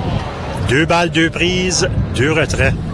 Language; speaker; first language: French; native; French